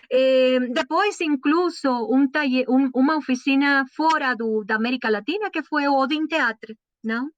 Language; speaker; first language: Portuguese; non-native, learner; Spanish